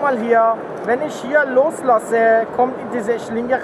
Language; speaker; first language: German; non-native, learner; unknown